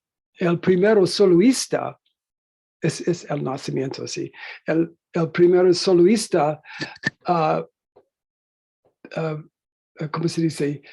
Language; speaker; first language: Spanish; non-native, learner; English